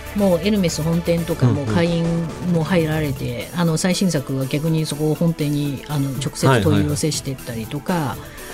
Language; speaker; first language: Japanese; non-native, fluent; Chinese